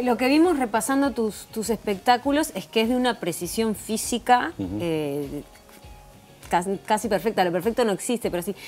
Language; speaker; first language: Spanish; native; Spanish